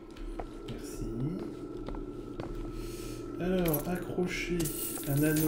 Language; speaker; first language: French; native; French